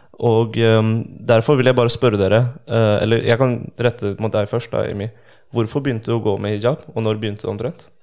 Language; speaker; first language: Norwegian; native; Norwegian